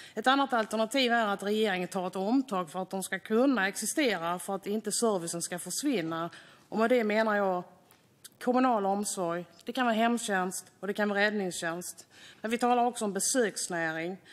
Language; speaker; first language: Swedish; native; Swedish